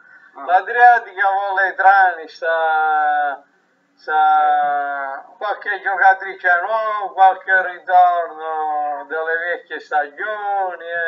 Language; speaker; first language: Italian; native; Italian